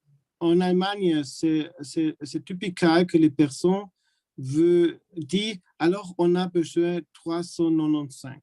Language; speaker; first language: French; non-native, learner; German